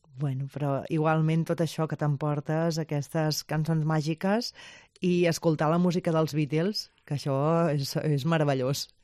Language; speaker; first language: Catalan; native; Catalan